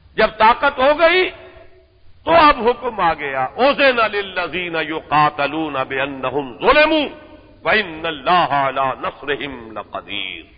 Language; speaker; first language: Urdu; native; Urdu